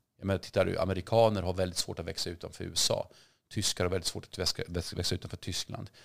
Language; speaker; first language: Swedish; early bilingual, other home language; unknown